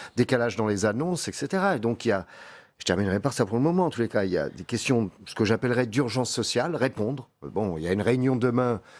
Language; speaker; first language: French; native; French